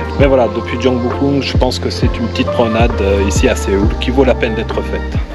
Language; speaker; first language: French; native; French